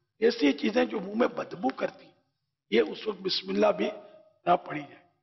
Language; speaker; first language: Urdu; native; Urdu